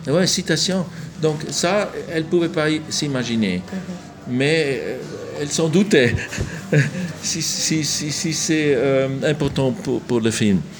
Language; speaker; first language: French; non-native, local second language; German